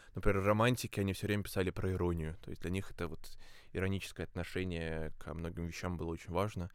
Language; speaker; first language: Russian; native; Russian